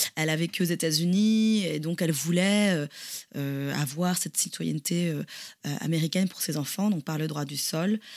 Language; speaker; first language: French; native; French